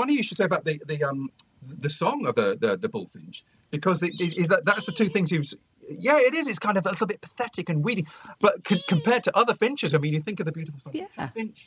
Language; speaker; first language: English; native; English